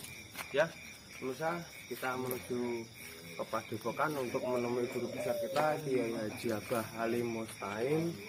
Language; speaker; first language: Indonesian; native; Indonesian